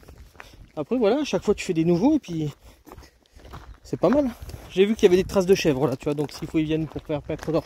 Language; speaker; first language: French; native; French